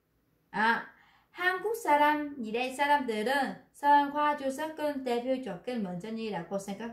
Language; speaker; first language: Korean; non-native, fluent; Vietnamese